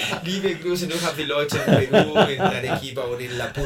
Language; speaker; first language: German; non-native, learner; Spanish